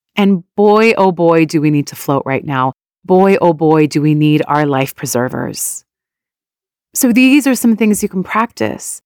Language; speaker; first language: English; early bilingual, other home language; Persian